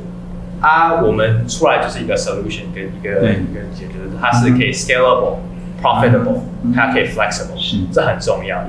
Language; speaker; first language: Chinese; native; Chinese